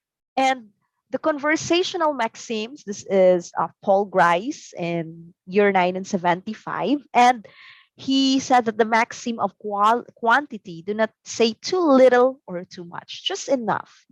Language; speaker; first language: English; non-native, local second language; Cebuano